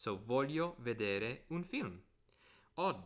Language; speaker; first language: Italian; non-native, fluent; English